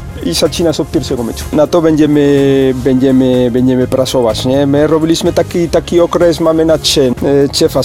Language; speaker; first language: Polish; non-native, learner; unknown